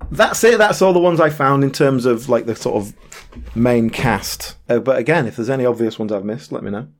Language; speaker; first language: English; native; English